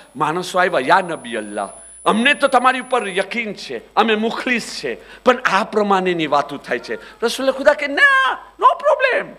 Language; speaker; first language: Gujarati; early bilingual, heritage; Gujarati